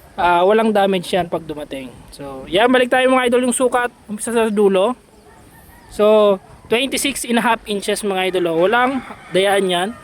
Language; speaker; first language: Filipino; non-native, local second language; Bikol